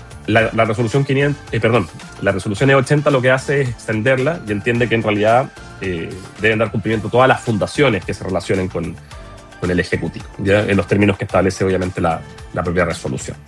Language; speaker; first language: Spanish; native; Spanish